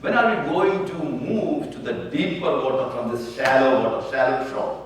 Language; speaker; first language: English; non-native, local second language; Malayalam